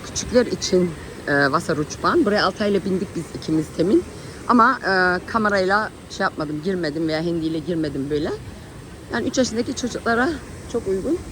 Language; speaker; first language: Turkish; early bilingual, heritage; Turkish